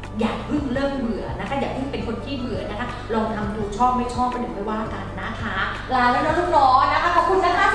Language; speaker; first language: Thai; native; Thai